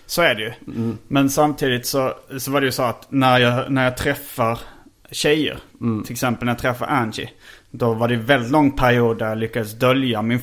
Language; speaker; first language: Swedish; native; Swedish